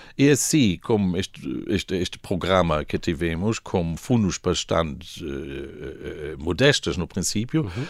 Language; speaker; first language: Portuguese; non-native, fluent; German